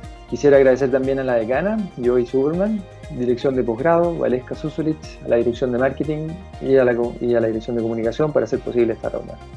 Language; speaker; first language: Spanish; native; Spanish